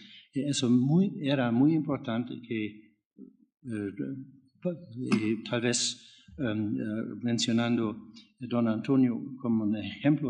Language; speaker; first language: Spanish; non-native, learner; German